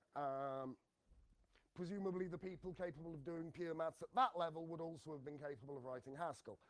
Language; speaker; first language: English; native; English